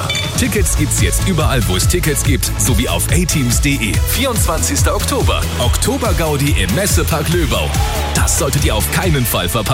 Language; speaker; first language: German; native; German